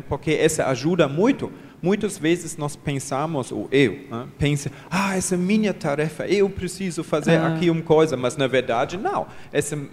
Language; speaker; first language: Portuguese; non-native, learner; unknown